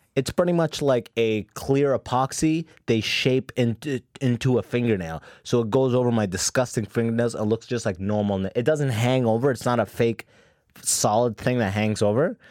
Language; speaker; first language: English; early bilingual, other home language; Arabic